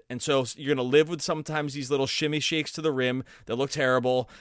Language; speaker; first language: English; native; English